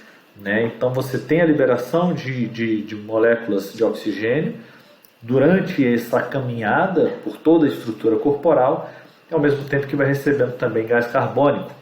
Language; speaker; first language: Portuguese; native; Portuguese